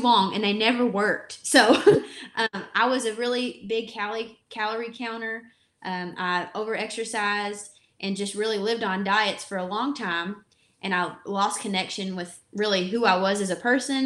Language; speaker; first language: English; native; English